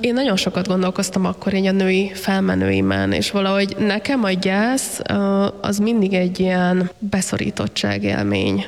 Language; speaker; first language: Hungarian; native; Hungarian